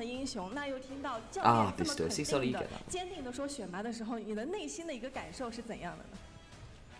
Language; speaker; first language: Chinese; native; Chinese